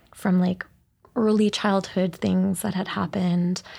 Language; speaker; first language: English; native; English